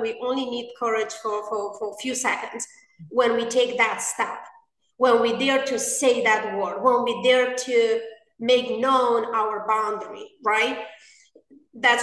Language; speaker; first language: English; non-native, fluent; Romanian